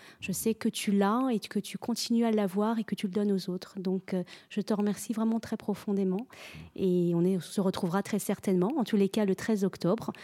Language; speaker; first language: French; native; French